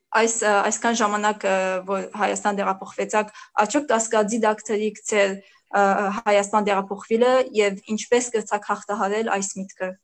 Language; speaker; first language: Armenian; early bilingual, heritage; Armenian